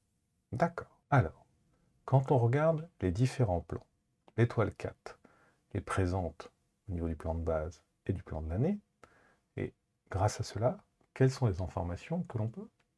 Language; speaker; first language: French; native; French